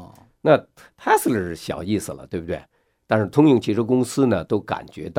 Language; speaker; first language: Chinese; native; Chinese